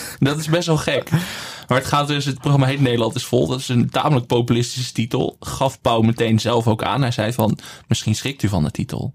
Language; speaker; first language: Dutch; native; Dutch